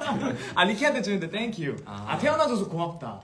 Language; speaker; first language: Korean; native; Korean